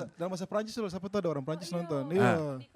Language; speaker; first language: Indonesian; native; Indonesian